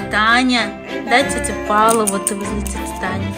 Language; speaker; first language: Russian; native; Russian